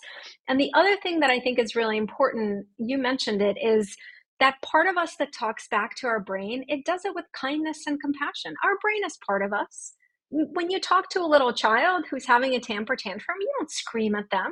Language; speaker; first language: English; early bilingual, other home language; Russian